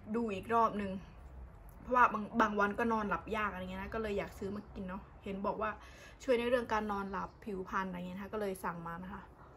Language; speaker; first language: Thai; native; Thai